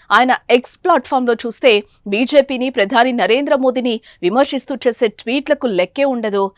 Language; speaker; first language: Telugu; native; Telugu